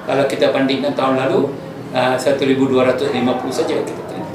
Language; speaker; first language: Malay; native; Malay